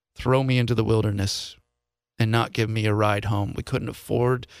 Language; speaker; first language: English; native; English